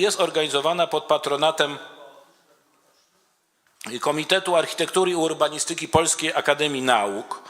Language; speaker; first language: Polish; native; Polish